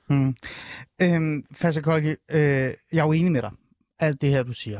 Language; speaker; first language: Danish; early bilingual, other home language; Persian